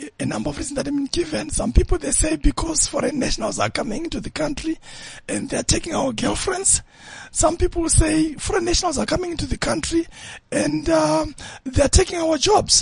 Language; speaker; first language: English; non-native, local second language; Shona